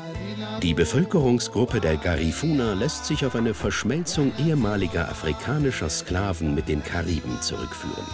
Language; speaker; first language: German; native; German